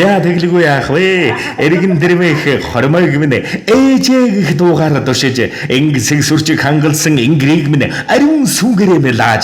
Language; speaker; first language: Mongolian; native; Mongolian